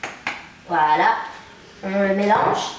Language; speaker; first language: French; non-native, learner; English